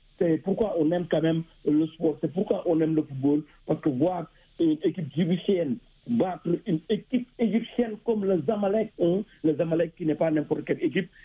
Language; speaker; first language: French; non-native, local second language; Wolof